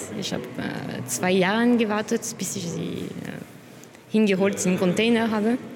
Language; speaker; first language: German; non-native, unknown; French